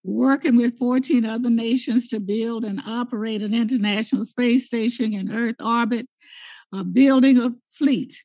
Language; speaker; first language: English; native; English